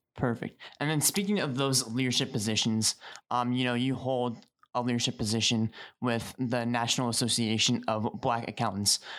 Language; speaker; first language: English; native; English